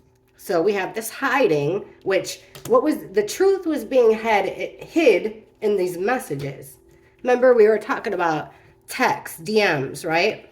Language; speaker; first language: English; native; English